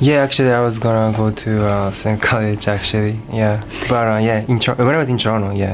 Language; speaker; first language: English; non-native, learner; Japanese